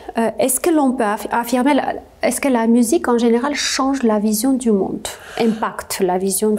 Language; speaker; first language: French; non-native, fluent; Armenian